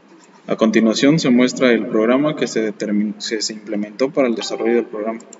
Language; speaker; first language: Spanish; native; Spanish